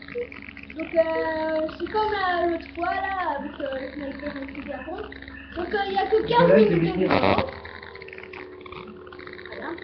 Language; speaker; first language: French; native; French